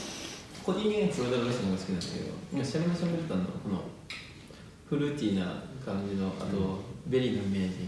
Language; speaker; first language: Japanese; native; Japanese